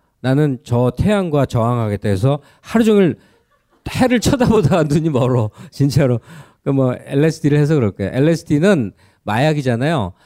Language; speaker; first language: Korean; native; Korean